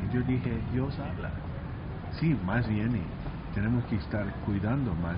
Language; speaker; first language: Spanish; early bilingual, heritage; Spanish